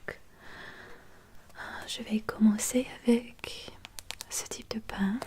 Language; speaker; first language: French; non-native, learner; English